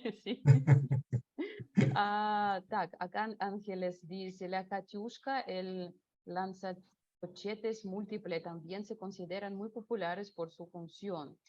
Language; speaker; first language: Spanish; non-native, fluent; Russian